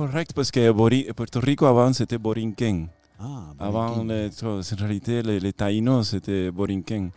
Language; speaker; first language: French; non-native, fluent; Spanish